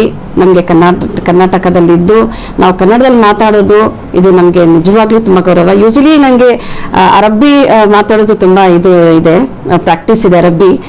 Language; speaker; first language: Kannada; non-native, local second language; Urdu